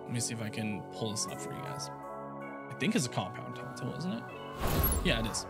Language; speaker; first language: English; native; English